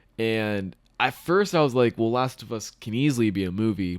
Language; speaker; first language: English; native; English